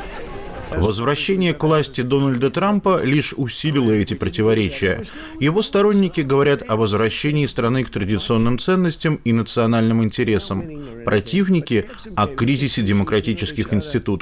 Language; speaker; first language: Russian; native; Russian